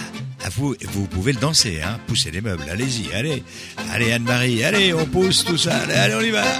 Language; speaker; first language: French; native; French